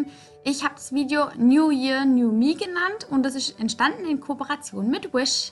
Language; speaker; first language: German; native; German